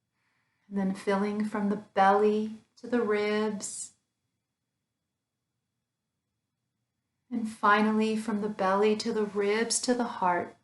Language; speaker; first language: English; native; English